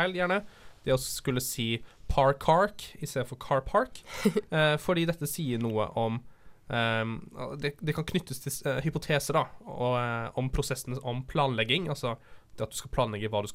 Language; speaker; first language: Norwegian; native; Norwegian